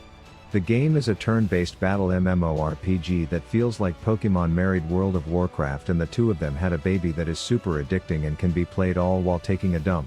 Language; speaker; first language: English; native; English